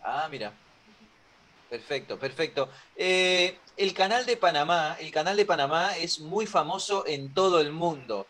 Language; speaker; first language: Spanish; native; Spanish